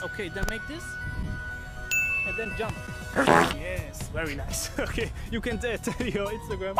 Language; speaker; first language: English; non-native, learner; German